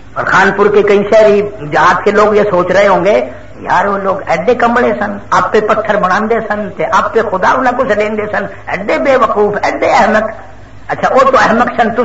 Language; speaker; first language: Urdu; non-native, local second language; Saraiki